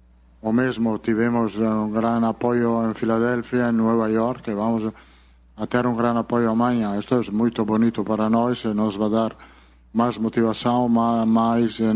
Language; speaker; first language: Portuguese; non-native, fluent; Italian